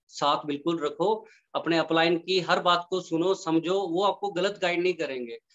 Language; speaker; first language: Hindi; native; Hindi